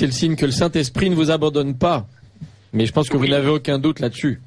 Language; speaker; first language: French; native; French